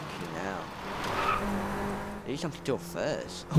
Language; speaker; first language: English; native; English